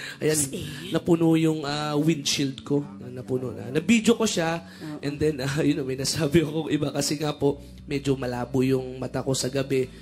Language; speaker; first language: Filipino; native; Filipino